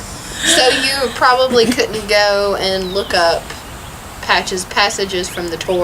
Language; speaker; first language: English; native; English